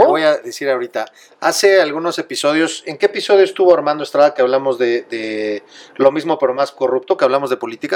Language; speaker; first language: Spanish; native; Spanish